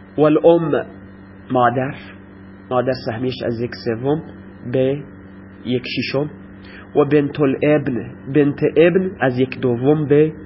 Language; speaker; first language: Persian; non-native, local second language; Baluchi